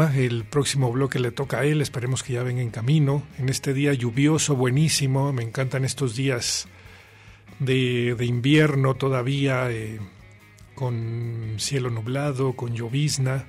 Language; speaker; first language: Spanish; native; Spanish